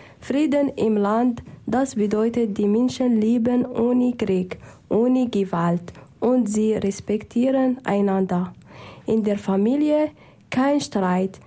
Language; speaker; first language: German; non-native, learner; Arabic